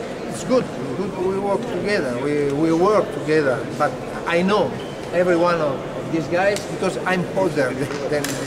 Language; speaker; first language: English; non-native, learner; Italian